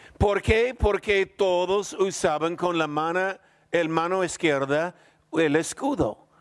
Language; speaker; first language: Spanish; non-native, fluent; English